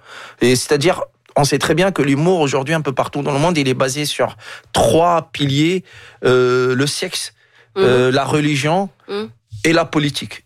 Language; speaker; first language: French; non-native, local second language; Arabic